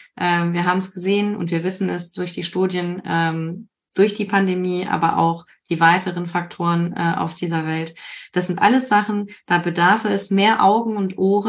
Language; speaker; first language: German; native; German